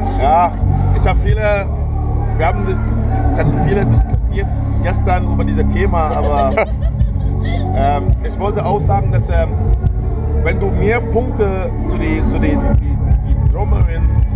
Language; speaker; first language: German; non-native, fluent; English